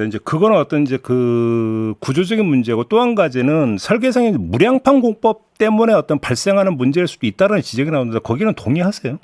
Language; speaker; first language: Korean; native; Korean